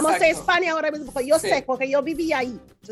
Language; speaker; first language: Spanish; non-native, learner; English